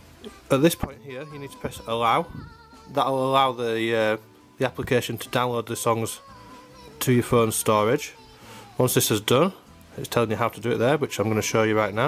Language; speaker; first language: English; native; English